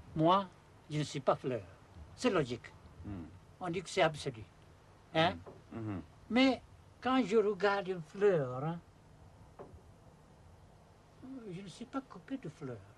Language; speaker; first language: French; non-native, fluent; Japanese